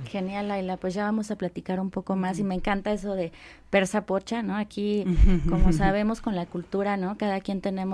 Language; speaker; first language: Spanish; native; Spanish